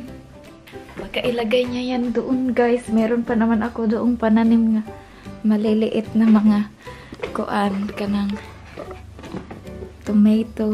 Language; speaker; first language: Filipino; non-native, local second language; Cebuano